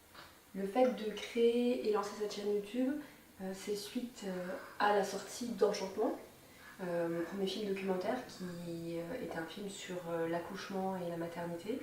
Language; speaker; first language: French; native; French